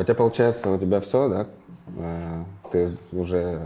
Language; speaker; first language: Russian; native; Russian